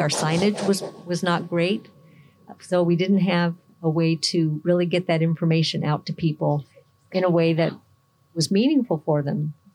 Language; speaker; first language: English; native; English